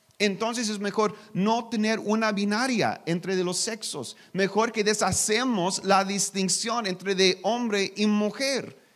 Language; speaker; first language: Spanish; non-native, learner; English